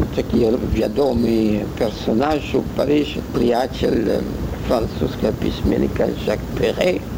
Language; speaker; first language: Russian; non-native, learner; French